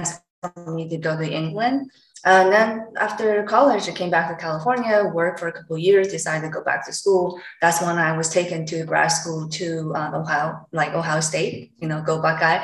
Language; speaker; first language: English; non-native, fluent; Chinese